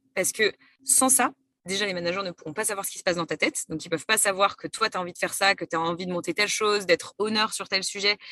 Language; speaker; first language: French; native; French